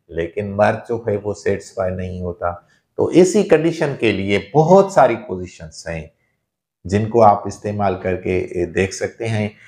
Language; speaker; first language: Urdu; non-native, local second language; Sindhi